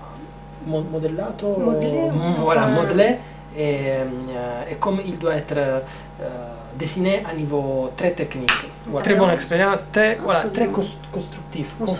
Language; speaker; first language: French; non-native, fluent; Italian